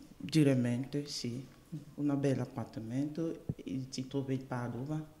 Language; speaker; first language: Italian; non-native, learner; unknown